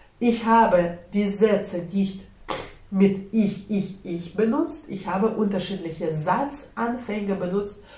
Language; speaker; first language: German; non-native, fluent; Russian